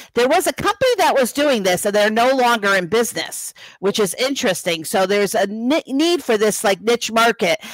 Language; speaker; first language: English; native; English